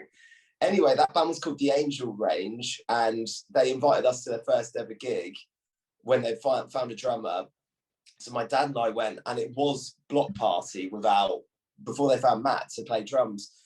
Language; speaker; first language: English; native; English